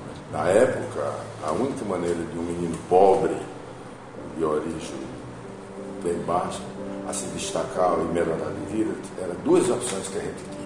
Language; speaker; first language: Portuguese; native; Portuguese